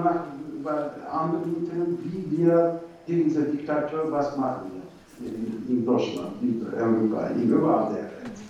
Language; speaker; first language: German; non-native, learner; Turkish